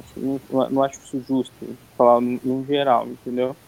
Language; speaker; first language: Portuguese; native; Portuguese